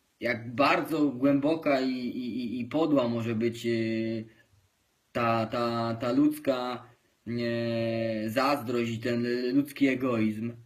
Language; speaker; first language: Polish; native; Polish